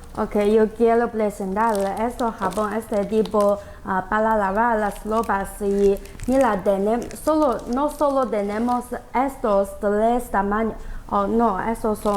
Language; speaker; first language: Spanish; non-native, learner; Chinese